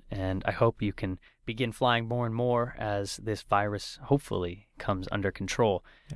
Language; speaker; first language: English; native; English